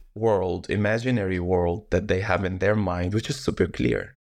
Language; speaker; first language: English; non-native, fluent; Arabic